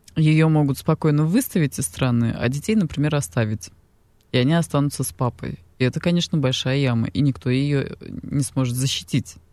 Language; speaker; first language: Russian; non-native, local second language; Armenian